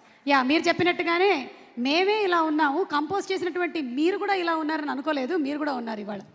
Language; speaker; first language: Telugu; native; Telugu